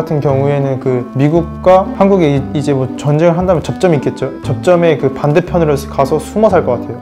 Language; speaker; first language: Korean; native; Korean